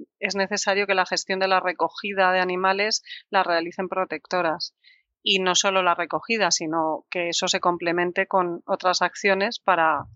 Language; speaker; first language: Spanish; native; Spanish